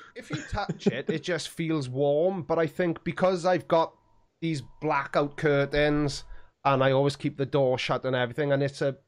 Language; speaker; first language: English; native; English